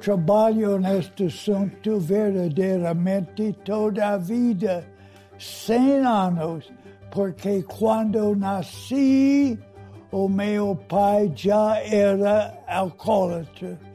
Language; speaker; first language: Portuguese; non-native, fluent; English